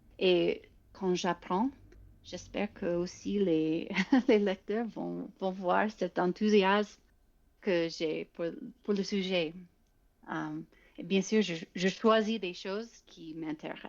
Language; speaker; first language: French; non-native, fluent; English